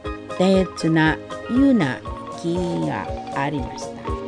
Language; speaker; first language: Japanese; non-native, fluent; Indonesian